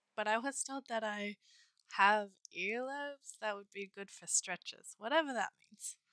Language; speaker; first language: English; native; English